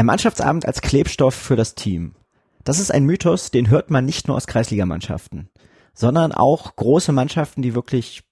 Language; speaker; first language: German; native; German